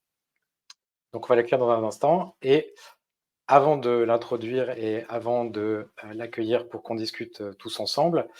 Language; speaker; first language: French; native; French